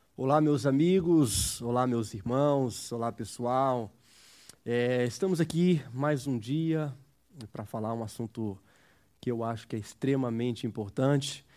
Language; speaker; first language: Portuguese; early bilingual, heritage; Portuguese